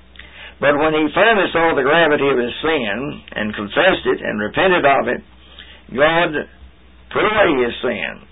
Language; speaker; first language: English; native; English